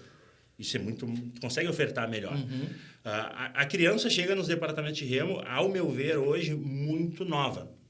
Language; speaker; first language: Portuguese; native; Portuguese